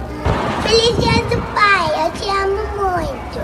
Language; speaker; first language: Portuguese; early bilingual, heritage; Portuguese